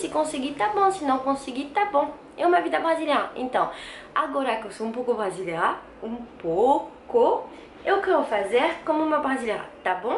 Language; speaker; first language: Portuguese; non-native, learner; French